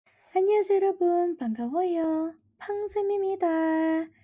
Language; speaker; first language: Korean; non-native, fluent; Indonesian